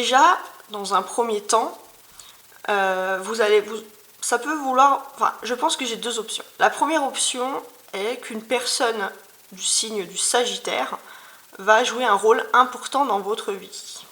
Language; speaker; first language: French; native; French